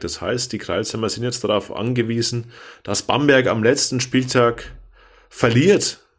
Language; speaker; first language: German; native; German